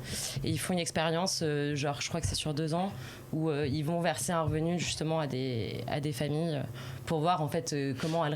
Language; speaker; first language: French; native; French